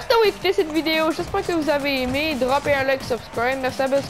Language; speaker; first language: French; native; French